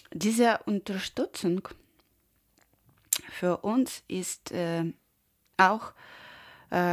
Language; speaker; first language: German; non-native, learner; Ukrainian